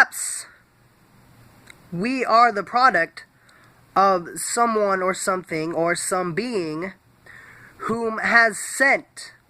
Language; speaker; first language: English; native; English